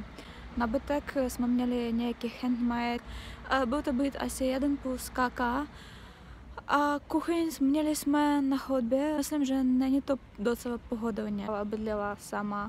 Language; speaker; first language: Czech; non-native, learner; Russian